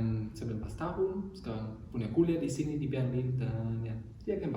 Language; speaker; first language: Indonesian; non-native, learner; German